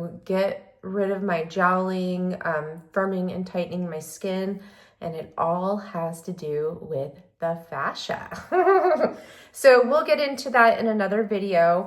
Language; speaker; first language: English; native; English